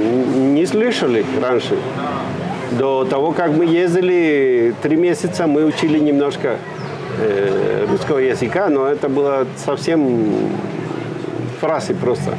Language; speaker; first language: Russian; non-native, fluent; Spanish